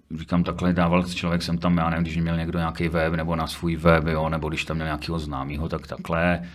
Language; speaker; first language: Czech; native; Czech